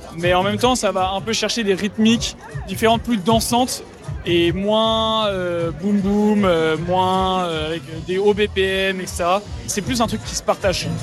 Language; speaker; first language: French; native; French